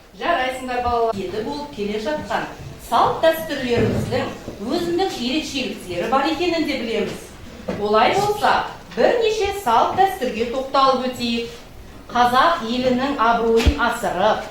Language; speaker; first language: Kazakh; native; Kazakh